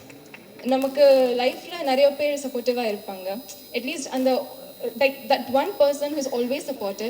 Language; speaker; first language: Tamil; non-native, local second language; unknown